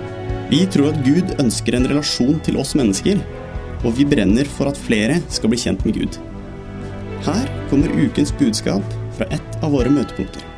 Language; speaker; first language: Norwegian; native; Norwegian